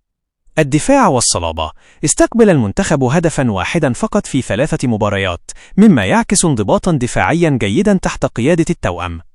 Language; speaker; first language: Arabic; native; Arabic